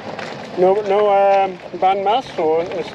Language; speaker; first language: Spanish; non-native, learner; English